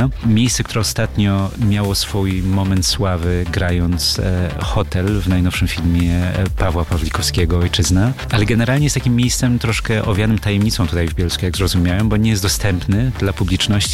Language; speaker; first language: Polish; native; Polish